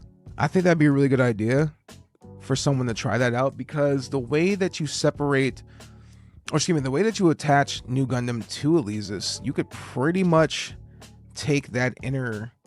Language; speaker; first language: English; native; English